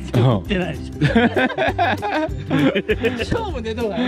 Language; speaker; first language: Japanese; native; Japanese